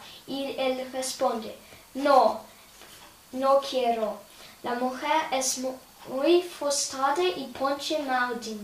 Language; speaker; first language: Spanish; non-native, learner; English